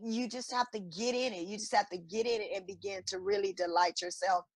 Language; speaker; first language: English; native; English